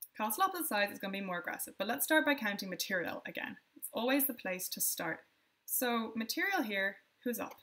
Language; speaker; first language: English; native; English